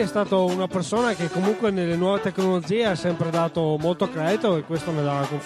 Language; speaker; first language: Italian; native; Italian